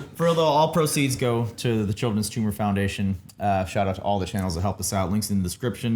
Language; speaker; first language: English; native; English